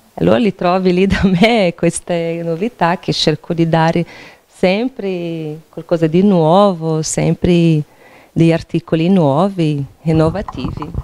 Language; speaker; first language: Italian; non-native, fluent; Portuguese